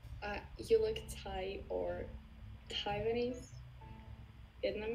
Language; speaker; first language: English; non-native, learner; Polish